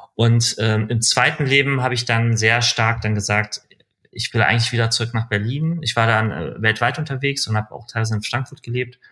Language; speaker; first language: German; early bilingual, other home language; Persian